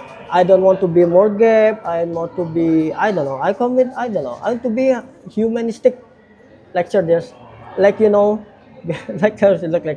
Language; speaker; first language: English; non-native, learner; Indonesian